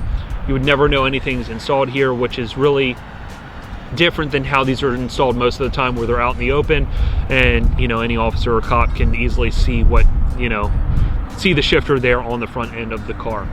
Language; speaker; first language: English; native; English